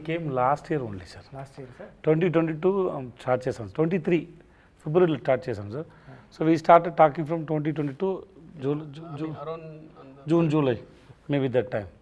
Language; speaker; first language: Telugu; non-native, learner; Tamil